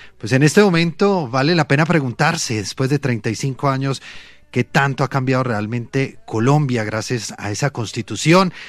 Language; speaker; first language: Spanish; native; Spanish